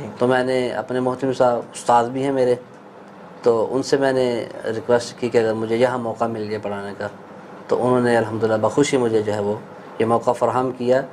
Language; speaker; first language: Urdu; non-native, local second language; Punjabi